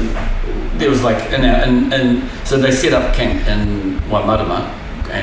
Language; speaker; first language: English; native; English